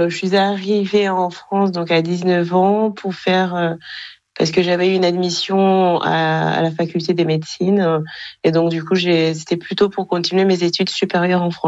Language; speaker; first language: French; non-native, local second language; Kinyarwanda